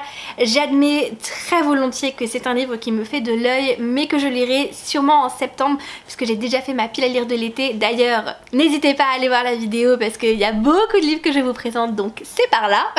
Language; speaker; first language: French; native; French